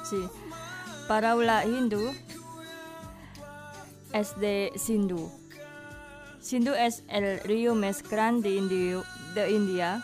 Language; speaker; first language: Catalan; non-native, learner; Indonesian